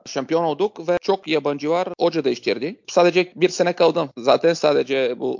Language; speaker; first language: Turkish; non-native, learner; Bulgarian